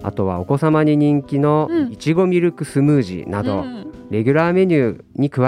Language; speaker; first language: Japanese; native; Japanese